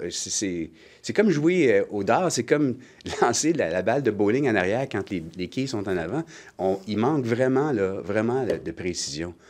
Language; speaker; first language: French; native; French